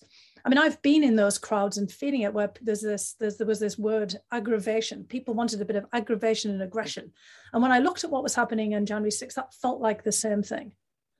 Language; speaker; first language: English; native; English